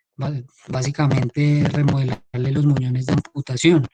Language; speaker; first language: Spanish; native; Spanish